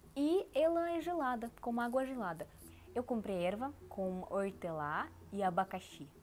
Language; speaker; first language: Portuguese; non-native, learner; Russian